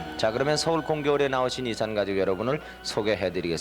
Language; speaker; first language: Korean; native; Korean